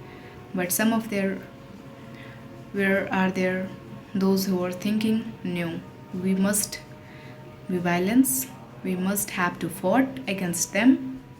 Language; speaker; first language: English; non-native, local second language; Hindi